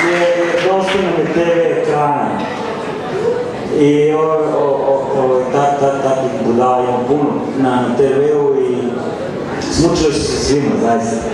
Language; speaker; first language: Serbian; native; Serbian